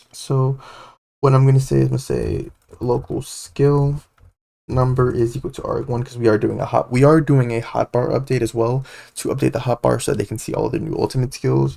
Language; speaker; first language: English; native; English